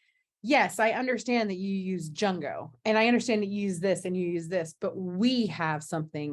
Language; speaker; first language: English; native; English